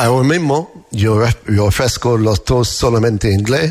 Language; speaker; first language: Spanish; non-native, fluent; English